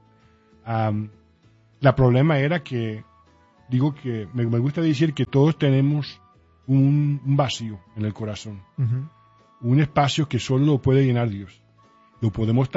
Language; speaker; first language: Spanish; early bilingual, heritage; Spanish